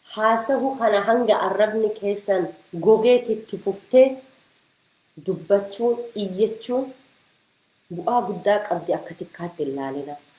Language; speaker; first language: Oromo; early bilingual, heritage; Oromo